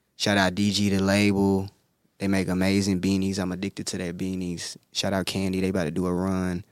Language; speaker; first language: English; native; English